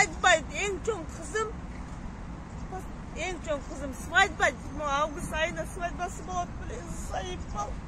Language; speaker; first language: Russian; non-native, learner; Kyrgyz